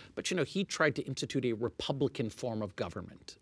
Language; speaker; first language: English; non-native, fluent; Arabic